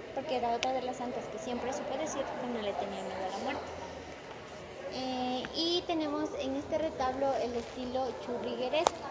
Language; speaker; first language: Spanish; native; Spanish